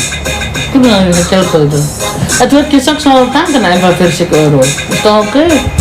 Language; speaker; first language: German; non-native, learner; Indonesian